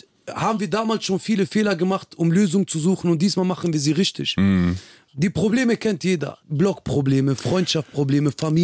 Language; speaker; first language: German; early bilingual, other home language; Kurdish